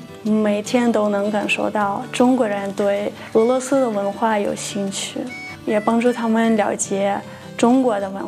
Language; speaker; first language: Chinese; non-native, fluent; Russian